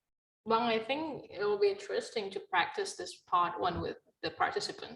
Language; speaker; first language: English; non-native, learner; Indonesian